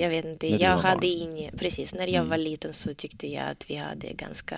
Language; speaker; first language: Swedish; non-native, learner; Russian